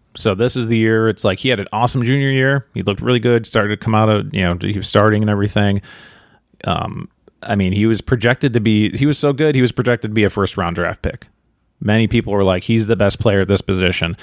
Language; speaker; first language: English; native; English